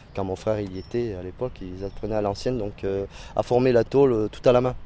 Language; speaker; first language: French; native; French